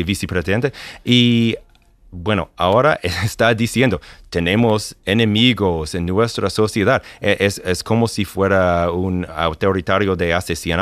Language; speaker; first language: Spanish; non-native, fluent; English